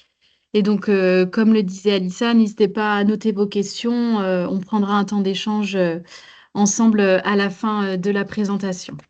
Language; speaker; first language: French; native; French